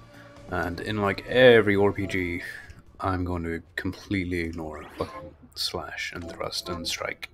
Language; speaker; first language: English; native; English